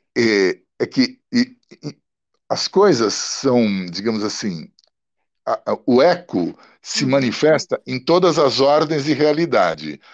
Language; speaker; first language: Portuguese; early bilingual, other home language; Italian